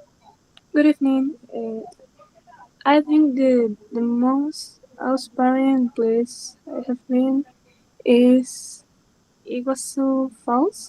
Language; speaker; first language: English; non-native, learner; Spanish